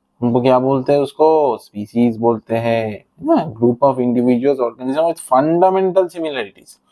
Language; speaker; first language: Hindi; non-native, local second language; Bangla